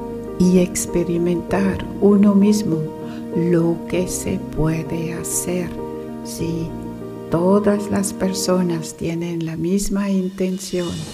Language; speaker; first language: Spanish; non-native, fluent; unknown